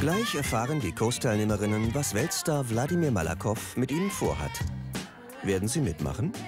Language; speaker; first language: German; native; German